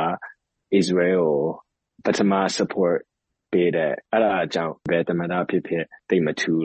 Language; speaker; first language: Burmese; early bilingual, heritage; Burmese